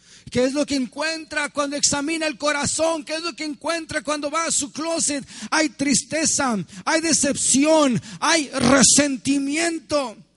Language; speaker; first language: Spanish; early bilingual, heritage; Spanish